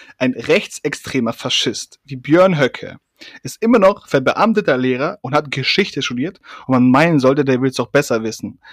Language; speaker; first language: German; early bilingual, other home language; Persian